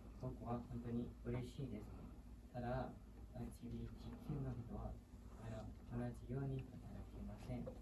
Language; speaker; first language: Japanese; non-native, learner; Thai